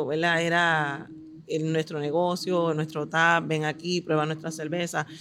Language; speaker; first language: Spanish; native; Spanish